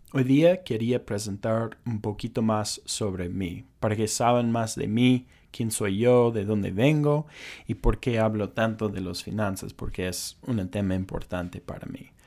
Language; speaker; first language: Spanish; non-native, fluent; English